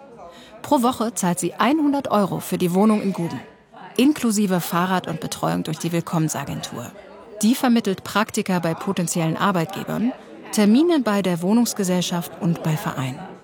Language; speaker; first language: German; native; German